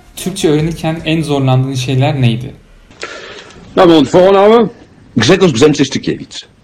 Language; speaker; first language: Turkish; native; Turkish